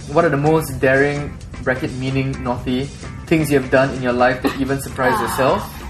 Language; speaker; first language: English; native; English